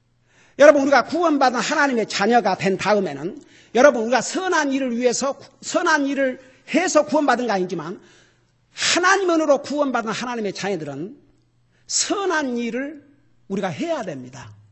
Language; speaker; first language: Korean; native; Korean